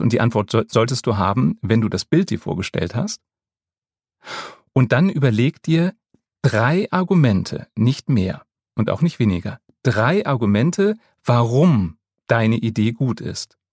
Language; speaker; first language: German; native; German